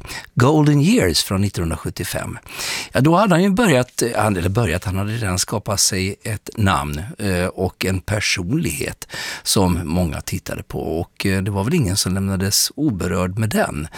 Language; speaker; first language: Swedish; native; Swedish